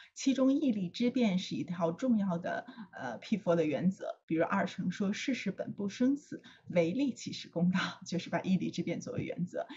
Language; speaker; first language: Chinese; native; Chinese